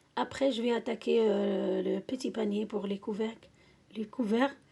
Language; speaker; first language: French; non-native, local second language; Arabic